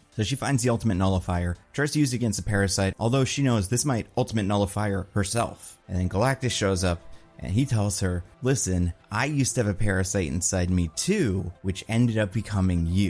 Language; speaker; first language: English; native; English